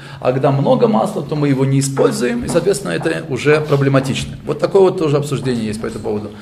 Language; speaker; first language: Russian; early bilingual, heritage; Russian